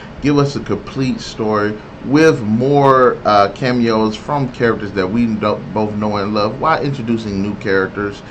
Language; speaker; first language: English; native; English